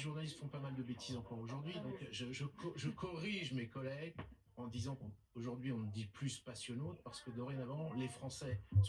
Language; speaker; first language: French; native; French